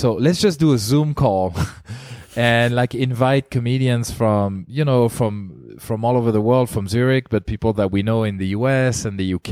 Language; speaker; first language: English; non-native, fluent; French